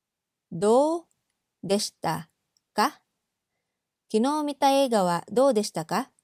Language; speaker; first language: Japanese; non-native, fluent; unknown